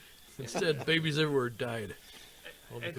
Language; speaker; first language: English; native; English